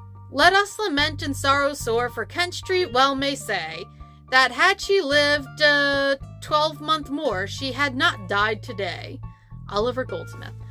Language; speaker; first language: English; native; English